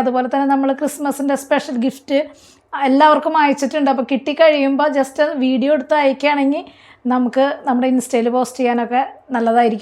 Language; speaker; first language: Malayalam; native; Malayalam